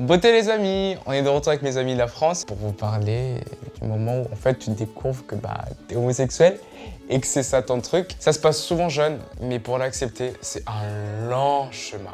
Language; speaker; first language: French; non-native, local second language; Rundi